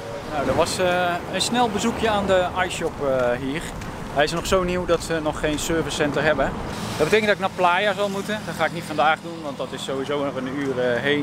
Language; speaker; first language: Dutch; native; Dutch